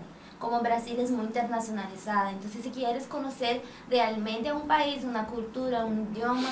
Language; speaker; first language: Spanish; non-native, fluent; Portuguese